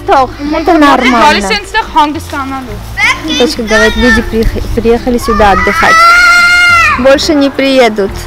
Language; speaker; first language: Russian; non-native, fluent; Armenian